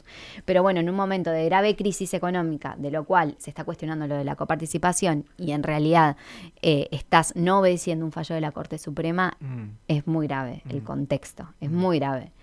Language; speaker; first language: Spanish; native; Spanish